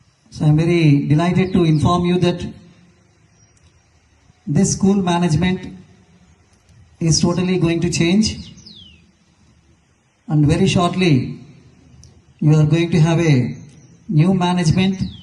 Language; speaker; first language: English; non-native, local second language; Telugu